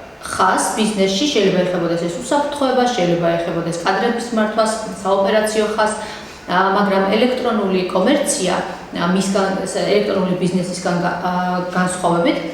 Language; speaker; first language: Georgian; native; Georgian